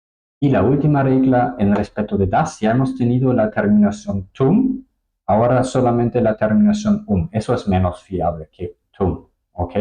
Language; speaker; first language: Spanish; non-native, fluent; German